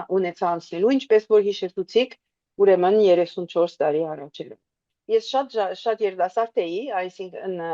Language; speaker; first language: Armenian; early bilingual, heritage; Armenian